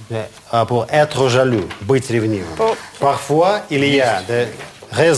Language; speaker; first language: French; non-native, fluent; Russian